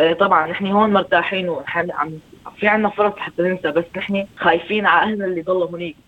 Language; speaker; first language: Arabic; native; Arabic